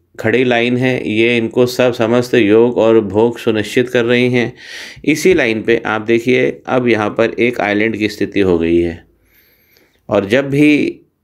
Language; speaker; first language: Hindi; native; Hindi